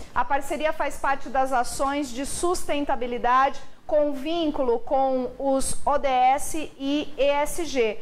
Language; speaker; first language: Portuguese; native; Portuguese